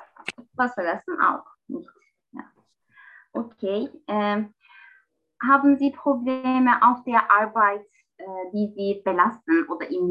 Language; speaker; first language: German; non-native, learner; Turkish